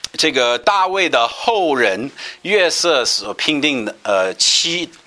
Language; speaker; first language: Chinese; non-native, fluent; English